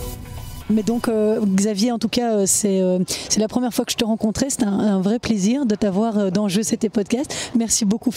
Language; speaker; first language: French; native; French